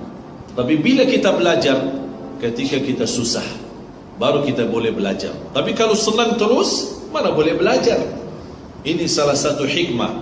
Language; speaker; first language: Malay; non-native, fluent; Arabic